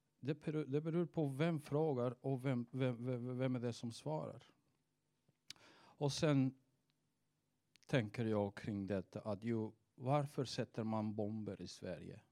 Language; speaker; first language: Swedish; non-native, fluent; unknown